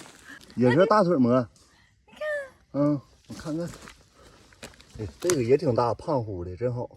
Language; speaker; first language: Chinese; native; Chinese